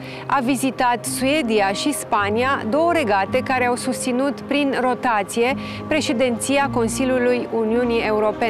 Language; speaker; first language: Romanian; native; Romanian